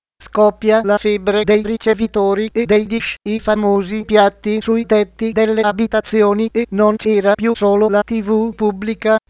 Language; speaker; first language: Italian; non-native, fluent; Arabic